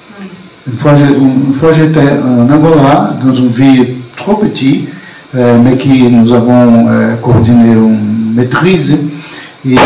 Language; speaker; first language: French; non-native, fluent; Portuguese